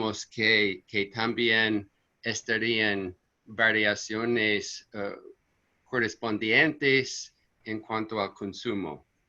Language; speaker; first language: Spanish; non-native, fluent; English